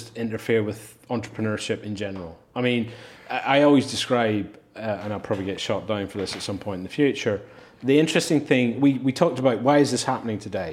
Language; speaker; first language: English; native; English